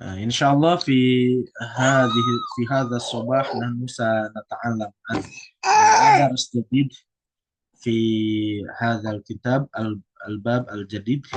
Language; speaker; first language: Arabic; non-native, fluent; Indonesian